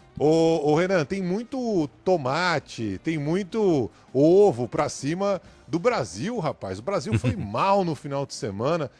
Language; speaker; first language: Portuguese; native; Portuguese